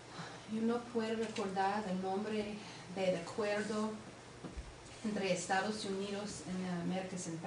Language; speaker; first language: Spanish; non-native, learner; English